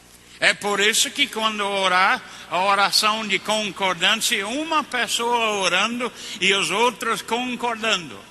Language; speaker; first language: Portuguese; non-native, fluent; English